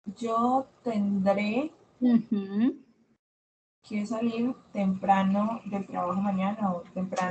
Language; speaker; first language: Spanish; native; Spanish